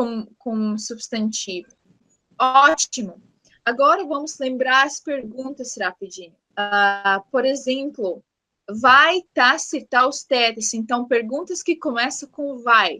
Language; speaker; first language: Portuguese; non-native, fluent; Latvian